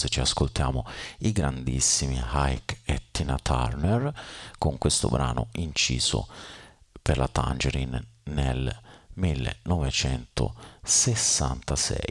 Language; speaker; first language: Italian; native; Italian